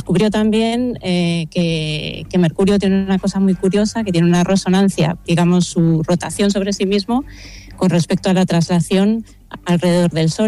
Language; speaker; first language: Spanish; native; Spanish